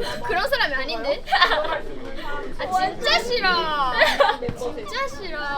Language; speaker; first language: Korean; non-native, learner; Japanese